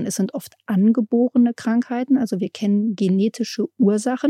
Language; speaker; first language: German; native; German